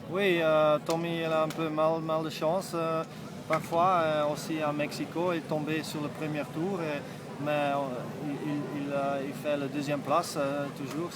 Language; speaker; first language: French; non-native, fluent; Dutch